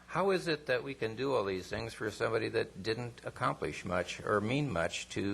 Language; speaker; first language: English; non-native, fluent; Spanish